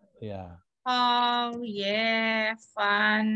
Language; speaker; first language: Dutch; non-native, learner; Indonesian